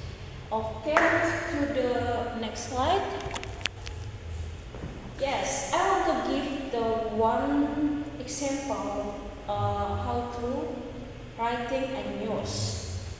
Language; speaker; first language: English; non-native, learner; Indonesian